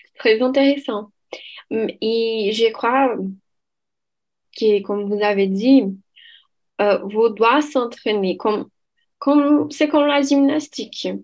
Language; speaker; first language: French; non-native, fluent; Portuguese